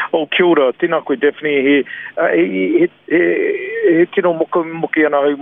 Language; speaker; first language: Māori; non-native, local second language; English